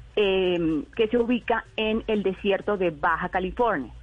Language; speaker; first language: Spanish; native; Spanish